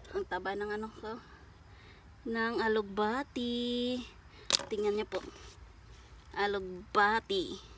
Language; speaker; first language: Filipino; non-native, local second language; Cebuano